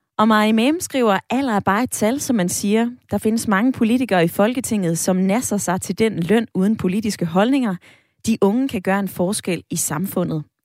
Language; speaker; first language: Danish; native; Danish